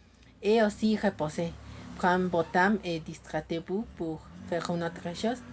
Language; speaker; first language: French; non-native, learner; Spanish